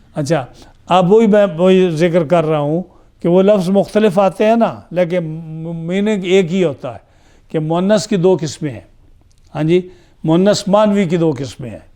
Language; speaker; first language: Urdu; non-native, local second language; Punjabi